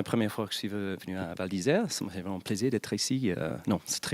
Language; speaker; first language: French; non-native, learner; English